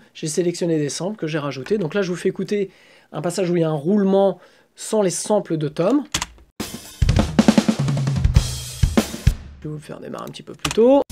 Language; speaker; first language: French; native; French